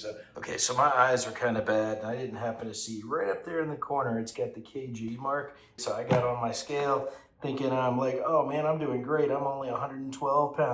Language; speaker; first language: English; native; English